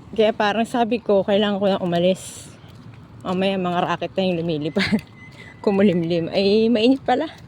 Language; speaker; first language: Filipino; native; Filipino